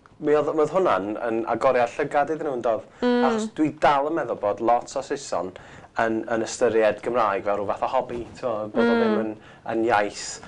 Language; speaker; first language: Welsh; non-native, local second language; English